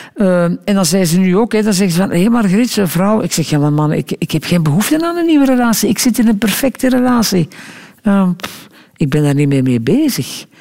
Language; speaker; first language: Dutch; native; Dutch